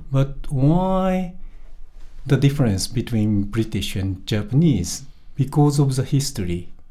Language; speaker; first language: English; non-native, fluent; Japanese